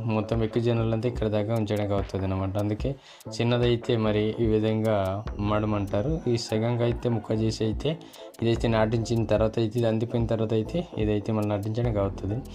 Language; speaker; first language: Telugu; non-native, local second language; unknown